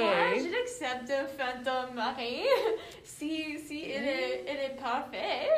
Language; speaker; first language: French; non-native, learner; English